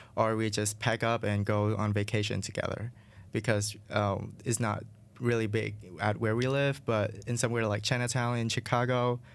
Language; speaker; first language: English; non-native, fluent; Vietnamese